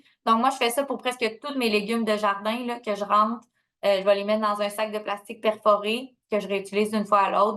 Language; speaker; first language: French; native; French